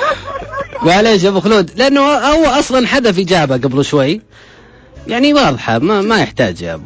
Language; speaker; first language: Arabic; native; Arabic